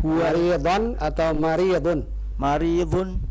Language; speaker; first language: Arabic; non-native, fluent; Indonesian